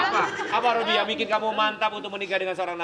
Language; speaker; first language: Indonesian; native; Indonesian